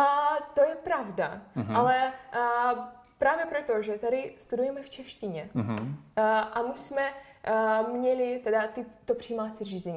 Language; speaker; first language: Czech; non-native, fluent; Russian